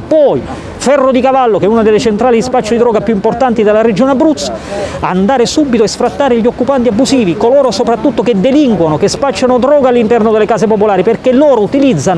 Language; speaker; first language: Italian; native; Italian